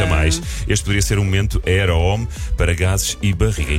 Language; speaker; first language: Portuguese; native; Portuguese